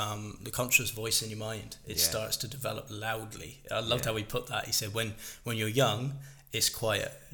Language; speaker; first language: English; native; English